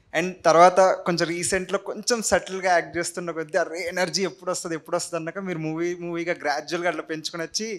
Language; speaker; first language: Telugu; native; Telugu